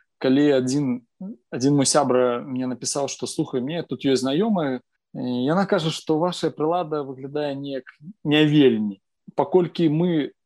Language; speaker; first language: Belarusian; non-native, local second language; Russian